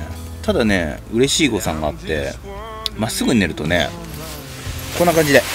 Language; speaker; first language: Japanese; native; Japanese